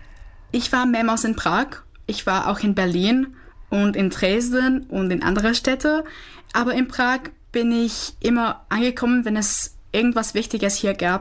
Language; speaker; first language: German; non-native, fluent; Czech